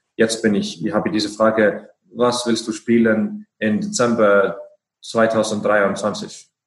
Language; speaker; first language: German; non-native, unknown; Icelandic